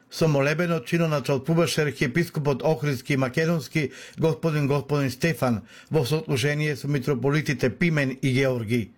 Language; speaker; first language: Macedonian; native; Macedonian